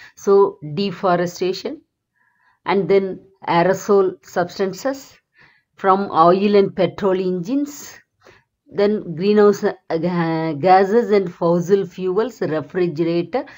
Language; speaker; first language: English; non-native, local second language; Tamil